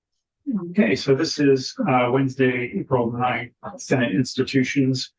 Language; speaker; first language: English; native; English